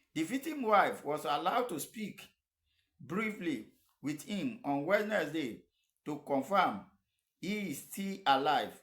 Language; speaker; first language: English; non-native, local second language; Yoruba